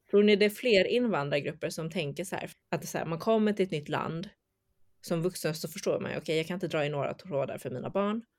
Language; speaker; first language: Swedish; early bilingual, other home language; Chinese